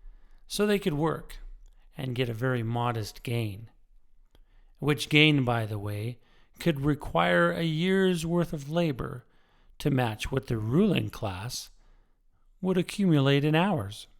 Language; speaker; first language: English; native; English